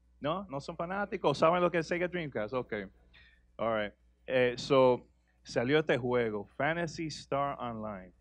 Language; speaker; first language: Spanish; early bilingual, heritage; Spanish